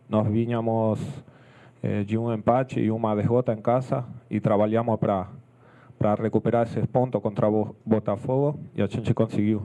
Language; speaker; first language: Portuguese; non-native, fluent; Spanish